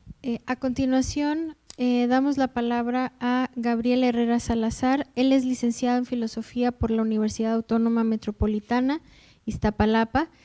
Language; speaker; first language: Spanish; native; Spanish